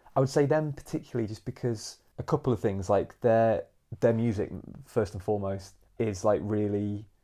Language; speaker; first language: English; native; English